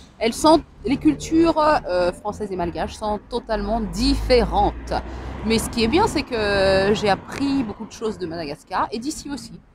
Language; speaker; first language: French; non-native, local second language; Malagasy